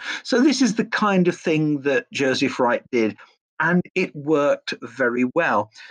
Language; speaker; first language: English; native; English